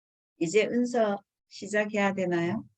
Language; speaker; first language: Korean; native; Korean